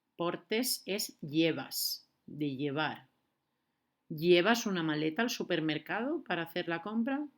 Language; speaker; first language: Spanish; native; Spanish